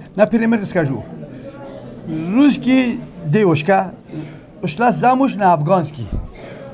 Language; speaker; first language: Russian; non-native, learner; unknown